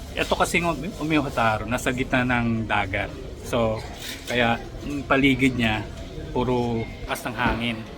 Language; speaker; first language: Filipino; native; Filipino